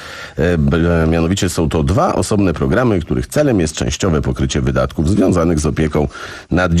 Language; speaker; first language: Polish; native; Polish